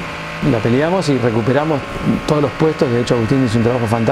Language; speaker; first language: Spanish; native; Spanish